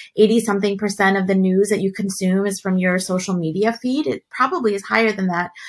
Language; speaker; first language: English; native; English